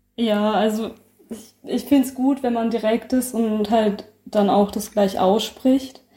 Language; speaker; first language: German; native; German